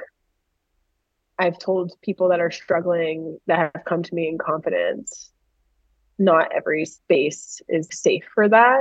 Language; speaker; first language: English; native; English